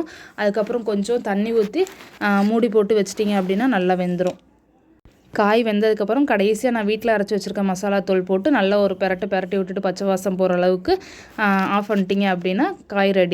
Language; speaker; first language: Tamil; native; Tamil